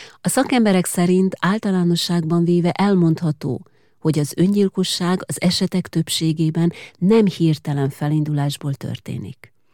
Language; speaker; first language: Hungarian; native; Hungarian